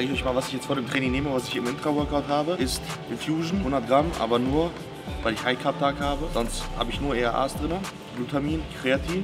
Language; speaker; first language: German; native; German